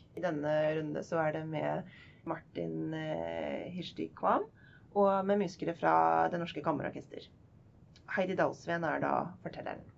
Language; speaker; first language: Norwegian; non-native, fluent; English